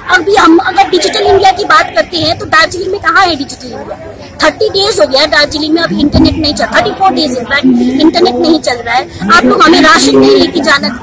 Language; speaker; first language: Hindi; non-native, local second language; Nepali